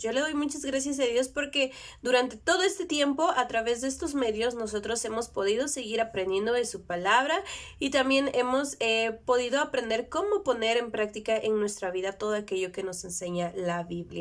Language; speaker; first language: Spanish; native; Spanish